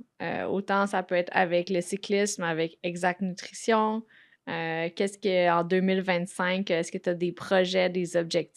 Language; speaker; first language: French; native; French